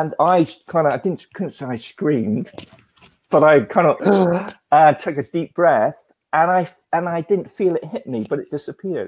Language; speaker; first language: English; native; English